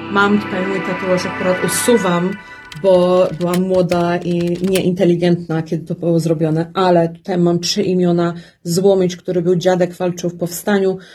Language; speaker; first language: Polish; early bilingual, heritage; Polish